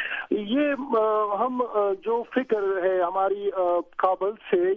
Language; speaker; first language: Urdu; non-native, learner; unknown